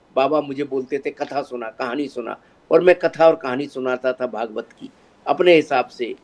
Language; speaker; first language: Hindi; native; Hindi